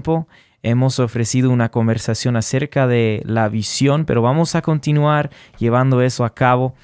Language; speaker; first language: Spanish; early bilingual, heritage; Spanish